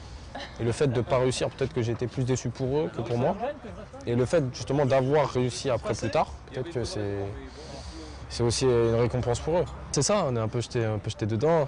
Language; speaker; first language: French; native; French